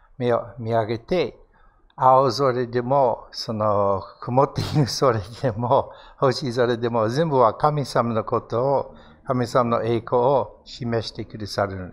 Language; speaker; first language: Japanese; non-native, fluent; English